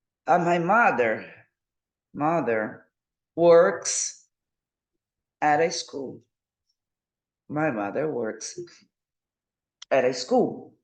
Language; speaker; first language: English; non-native, fluent; Portuguese